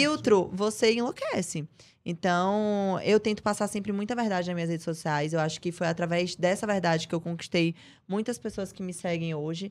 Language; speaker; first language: Portuguese; native; Portuguese